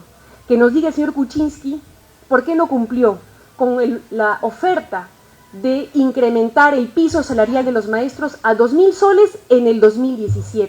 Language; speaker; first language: Spanish; native; Spanish